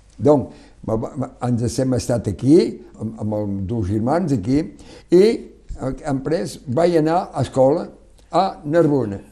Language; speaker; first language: Catalan; non-native, local second language; French